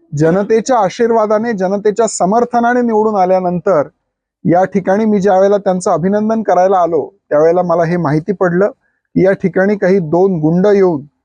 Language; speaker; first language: Marathi; native; Marathi